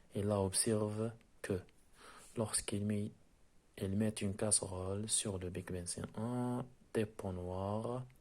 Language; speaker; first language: French; non-native, local second language; Arabic